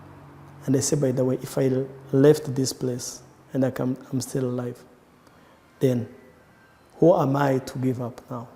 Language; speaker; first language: English; non-native, local second language; Kinyarwanda